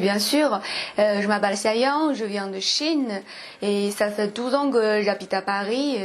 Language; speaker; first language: French; non-native, fluent; Chinese